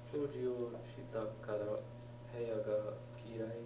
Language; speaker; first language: Japanese; non-native, learner; English